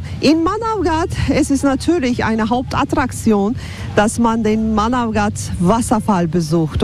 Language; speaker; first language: German; non-native, fluent; Turkish